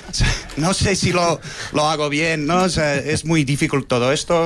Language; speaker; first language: Spanish; non-native, fluent; English